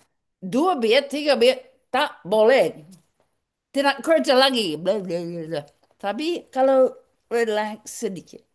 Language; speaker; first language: Indonesian; non-native, learner; English